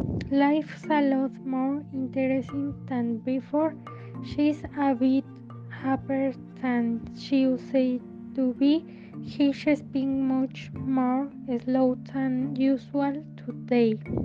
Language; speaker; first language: English; non-native, learner; Spanish